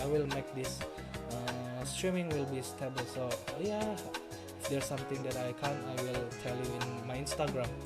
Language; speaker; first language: English; non-native, learner; Indonesian